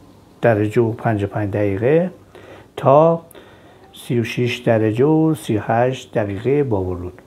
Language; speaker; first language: Persian; native; Persian